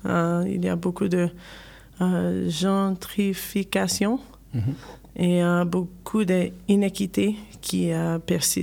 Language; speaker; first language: French; non-native, learner; English